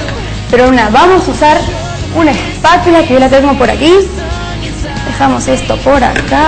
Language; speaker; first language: Spanish; native; Spanish